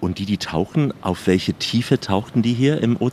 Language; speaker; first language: German; native; German